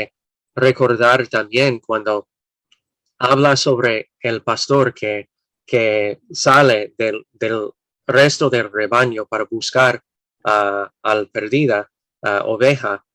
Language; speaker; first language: Spanish; non-native, fluent; English